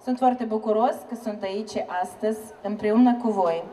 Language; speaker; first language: Romanian; non-native, learner; Ukrainian